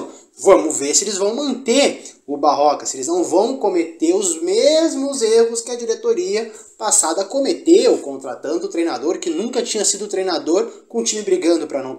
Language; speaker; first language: Portuguese; native; Portuguese